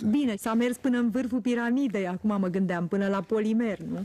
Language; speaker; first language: Romanian; native; Romanian